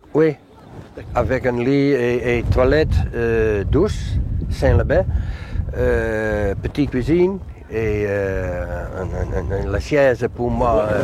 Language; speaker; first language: French; non-native, learner; Dutch